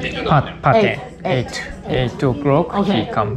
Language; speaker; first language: English; non-native, learner; Japanese